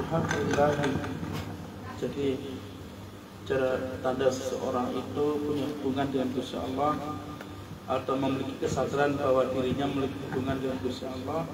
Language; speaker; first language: Indonesian; native; Indonesian